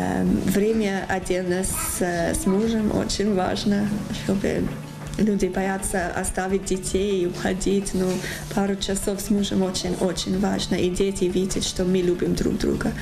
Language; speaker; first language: Russian; non-native, learner; English